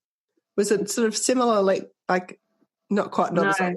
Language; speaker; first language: English; native; English